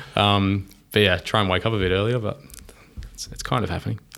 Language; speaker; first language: English; native; English